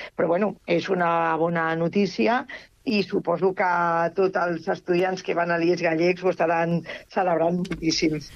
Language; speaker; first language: Catalan; non-native, local second language; Spanish